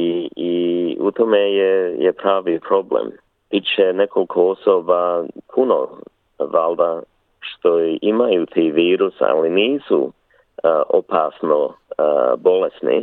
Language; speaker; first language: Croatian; early bilingual, heritage; Bosnian